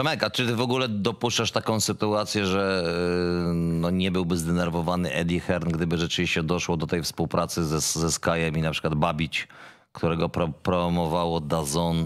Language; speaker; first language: Polish; native; Polish